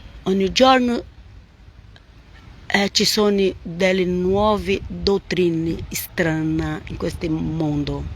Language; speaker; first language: Italian; non-native, fluent; Portuguese